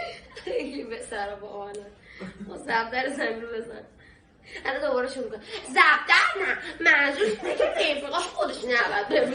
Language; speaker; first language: Persian; native; Persian